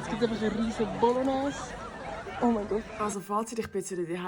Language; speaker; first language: German; native; German